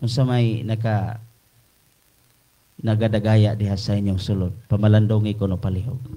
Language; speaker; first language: Cebuano; native; Cebuano